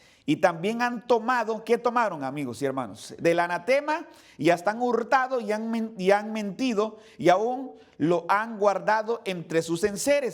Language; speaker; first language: Spanish; native; Spanish